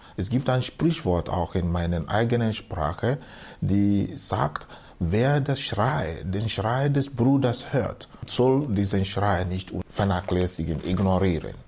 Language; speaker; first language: German; non-native, fluent; Igbo